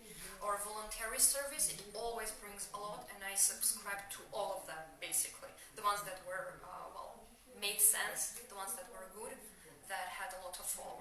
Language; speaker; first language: English; non-native, fluent; Armenian